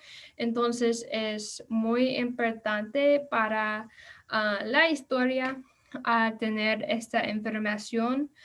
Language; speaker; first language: Spanish; non-native, learner; English